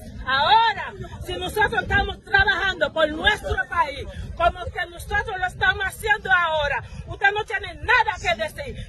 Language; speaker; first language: Spanish; non-native, fluent; Haitian Creole